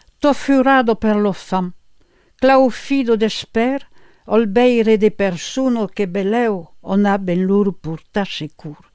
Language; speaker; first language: Occitan; native; Occitan